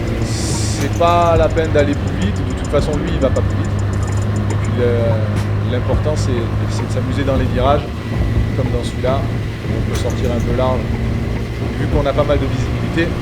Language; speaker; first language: French; native; French